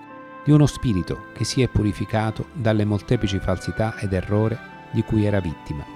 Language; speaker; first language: Italian; native; Italian